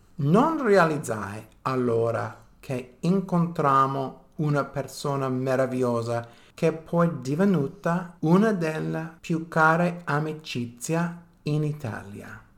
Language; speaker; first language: Italian; non-native, learner; English